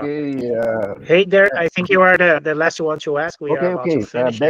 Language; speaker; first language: English; non-native, fluent; Portuguese